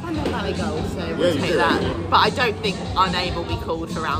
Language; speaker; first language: English; native; English